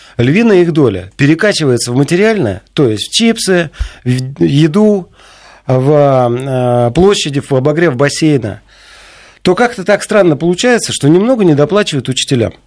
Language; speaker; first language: Russian; native; Russian